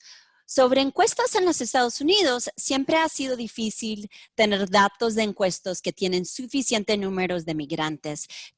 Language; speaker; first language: Spanish; early bilingual, heritage; Spanish